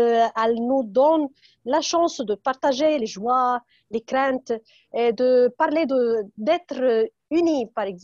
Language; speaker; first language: French; non-native, fluent; Arabic